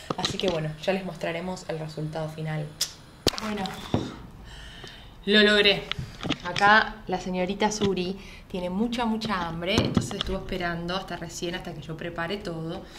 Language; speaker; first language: Spanish; native; Spanish